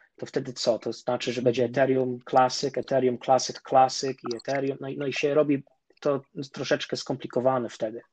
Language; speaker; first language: Polish; early bilingual, heritage; Polish